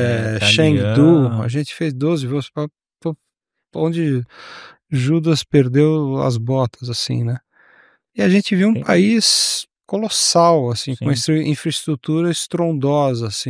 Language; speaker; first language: Portuguese; native; Portuguese